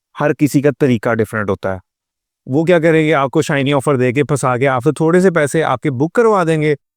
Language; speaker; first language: Urdu; non-native, local second language; Punjabi